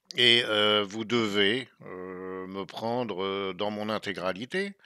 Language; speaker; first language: French; native; French